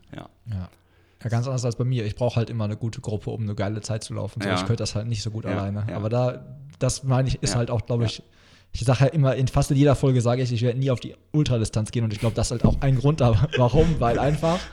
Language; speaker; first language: German; native; German